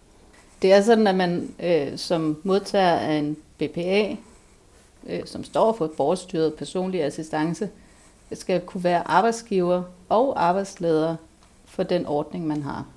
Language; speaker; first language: Danish; native; Danish